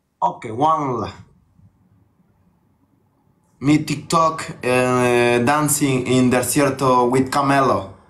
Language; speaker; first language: English; non-native, learner; Spanish